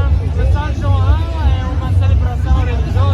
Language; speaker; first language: Portuguese; non-native, learner; Italian